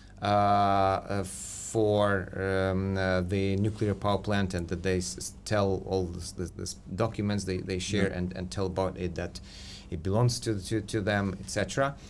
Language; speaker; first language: English; non-native, fluent; Ukrainian